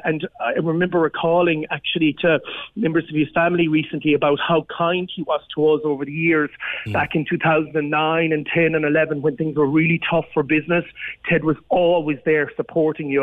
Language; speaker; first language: English; native; English